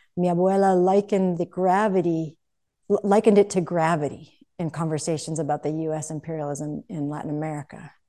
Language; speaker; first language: English; native; English